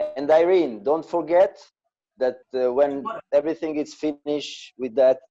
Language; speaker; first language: English; non-native, learner; Romanian